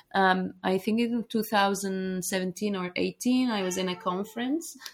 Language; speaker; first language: English; non-native, fluent; Arabic